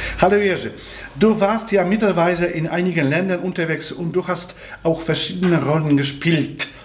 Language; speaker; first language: German; non-native, fluent; Polish